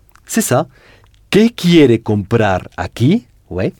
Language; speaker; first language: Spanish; non-native, fluent; French